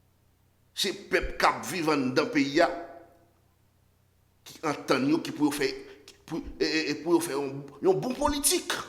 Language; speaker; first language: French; non-native, local second language; Haitian Creole